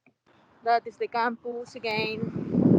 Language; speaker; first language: English; non-native, fluent; Spanish